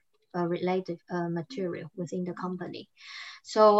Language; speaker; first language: English; non-native, fluent; Cantonese